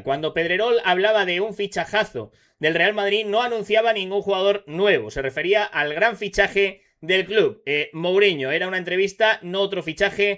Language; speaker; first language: Spanish; native; Spanish